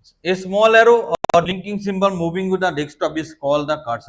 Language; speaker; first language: English; non-native, local second language; Bangla